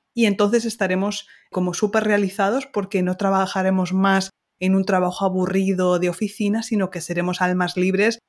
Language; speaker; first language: Spanish; native; Spanish